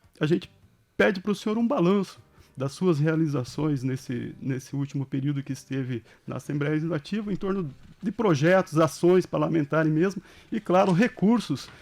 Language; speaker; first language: Portuguese; native; Portuguese